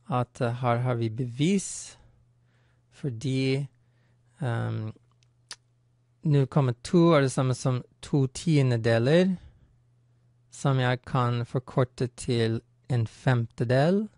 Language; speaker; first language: Norwegian; non-native, fluent; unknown